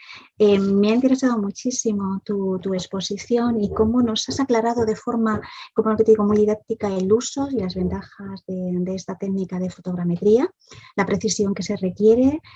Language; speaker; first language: Spanish; native; Spanish